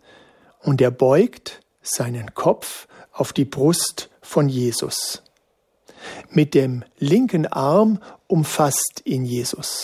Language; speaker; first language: German; native; German